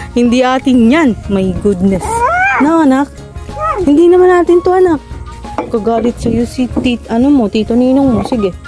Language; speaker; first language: Filipino; non-native, local second language; Waray